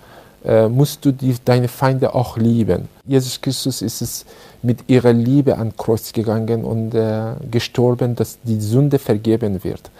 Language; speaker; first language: German; non-native, learner; Persian